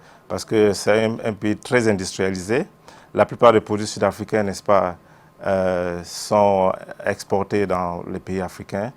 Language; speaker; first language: French; native; French